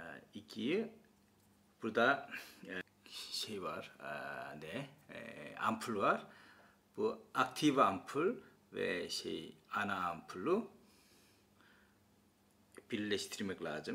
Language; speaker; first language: Turkish; non-native, fluent; Korean